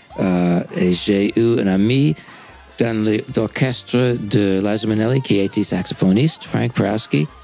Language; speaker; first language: French; non-native, fluent; English